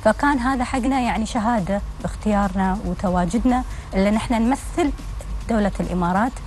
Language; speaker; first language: Arabic; native; Arabic